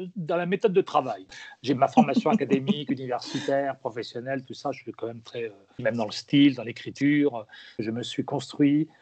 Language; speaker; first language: French; early bilingual, other home language; Spanish